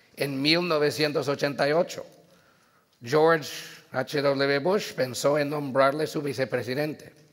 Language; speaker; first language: Spanish; early bilingual, heritage; Spanish